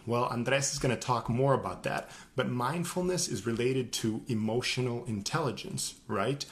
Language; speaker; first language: English; native; English